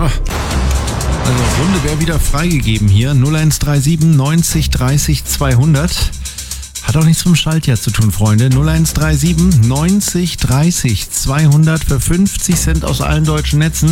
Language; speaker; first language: German; native; German